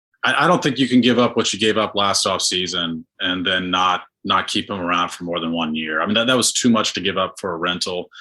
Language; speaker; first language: English; native; English